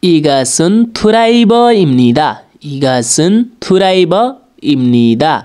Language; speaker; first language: Korean; non-native, learner; Nepali